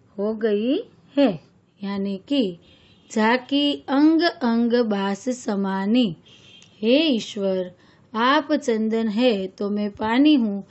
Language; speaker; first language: Hindi; non-native, local second language; Gujarati